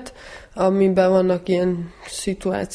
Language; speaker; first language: Hungarian; early bilingual, heritage; Hungarian